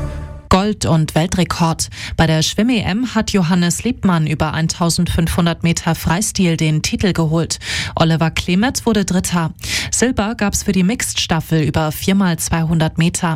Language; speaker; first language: German; native; German